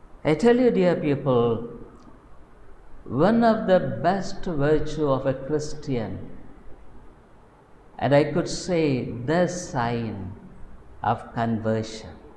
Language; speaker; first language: English; non-native, local second language; Tamil